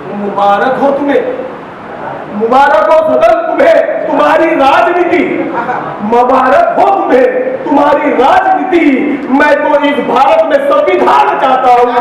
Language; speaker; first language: Hindi; non-native, local second language; Marathi